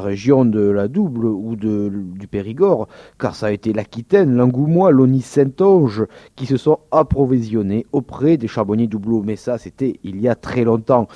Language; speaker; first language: French; native; French